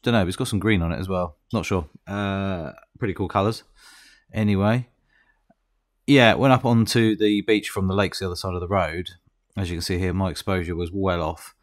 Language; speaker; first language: English; native; English